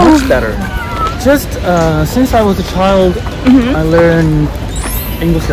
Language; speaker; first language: English; non-native, fluent; Korean